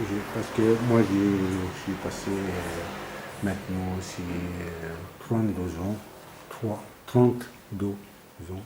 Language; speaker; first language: French; non-native, learner; Arabic